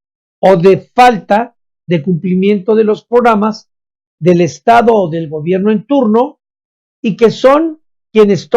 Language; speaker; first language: Spanish; native; Spanish